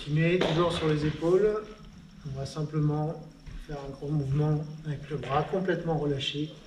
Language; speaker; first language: French; native; French